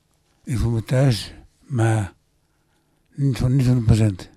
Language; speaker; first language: Dutch; early bilingual, other home language; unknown